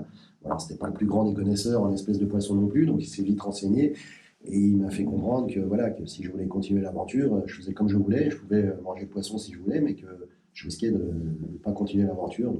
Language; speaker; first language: French; native; French